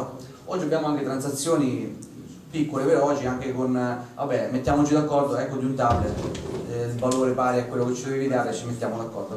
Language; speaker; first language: Italian; native; Italian